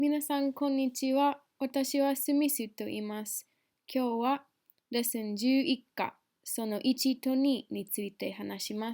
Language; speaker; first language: Japanese; non-native, fluent; English